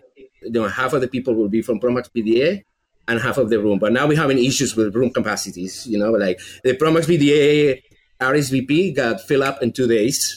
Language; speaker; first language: English; non-native, fluent; Spanish